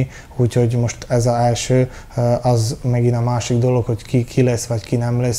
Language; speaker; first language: Hungarian; early bilingual, heritage; Hungarian